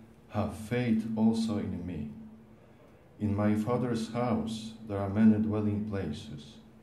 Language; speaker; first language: English; non-native, fluent; Polish